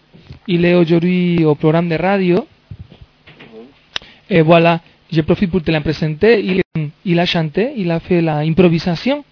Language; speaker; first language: Spanish; native; Spanish